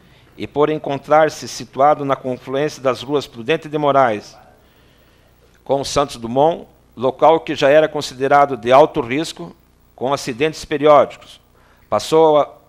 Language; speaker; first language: Portuguese; native; Portuguese